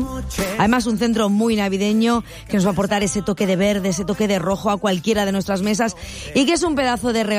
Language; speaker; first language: Spanish; native; Spanish